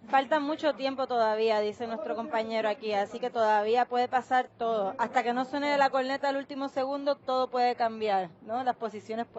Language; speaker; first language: Spanish; native; Spanish